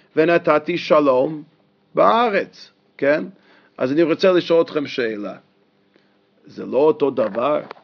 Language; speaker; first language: Hebrew; non-native, fluent; English